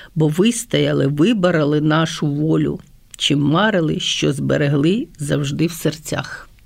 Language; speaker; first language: Ukrainian; non-native, local second language; Russian